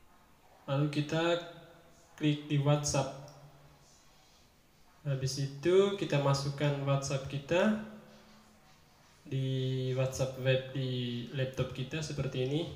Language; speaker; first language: Indonesian; native; Indonesian